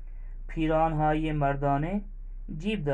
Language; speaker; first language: Persian; non-native, fluent; Urdu